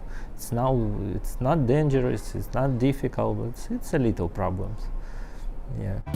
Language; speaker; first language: English; non-native, learner; Ukrainian